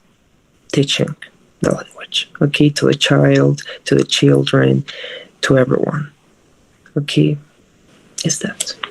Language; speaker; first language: English; non-native, fluent; Spanish